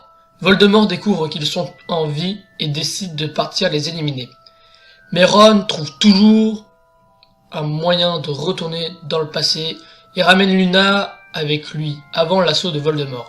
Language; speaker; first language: French; native; French